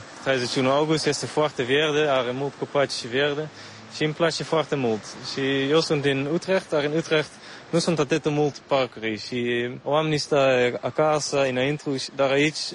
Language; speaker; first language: Romanian; non-native, learner; Dutch